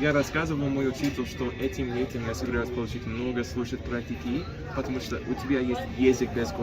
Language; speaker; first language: Russian; non-native, learner; English